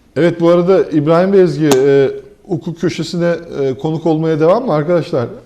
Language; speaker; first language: Turkish; native; Turkish